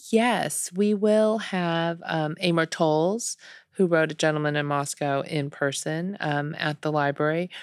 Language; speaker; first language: English; early bilingual, other home language; Korean